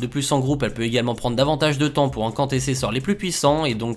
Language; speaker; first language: French; native; French